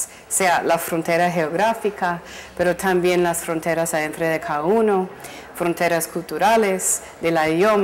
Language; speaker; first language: Spanish; non-native, fluent; English